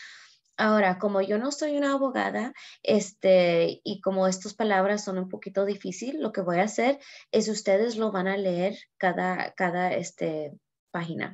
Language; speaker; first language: Spanish; early bilingual, heritage; Spanish